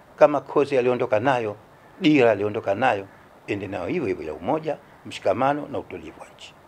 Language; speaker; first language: Swahili; native; Swahili